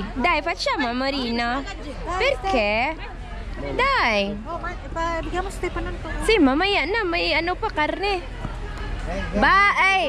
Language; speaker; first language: Italian; non-native, fluent; Filipino